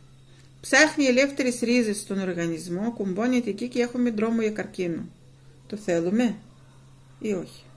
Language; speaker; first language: Greek; non-native, fluent; Russian